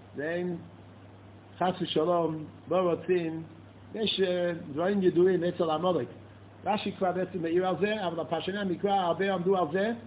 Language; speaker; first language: Hebrew; non-native, fluent; English